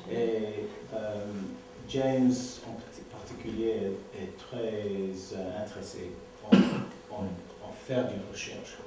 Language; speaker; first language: French; non-native, learner; English